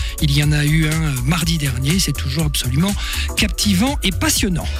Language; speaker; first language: French; native; French